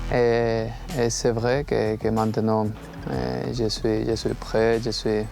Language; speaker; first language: French; non-native, learner; Spanish